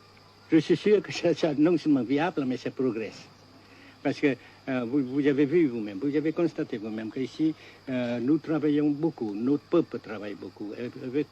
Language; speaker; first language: French; non-native, fluent; Vietnamese